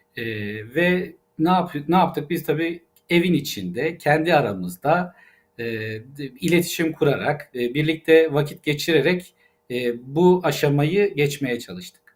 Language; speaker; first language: Turkish; native; Turkish